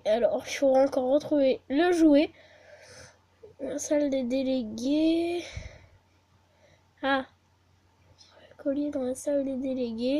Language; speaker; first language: French; native; French